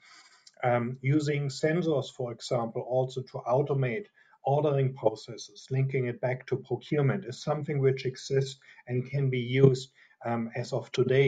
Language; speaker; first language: English; non-native, fluent; German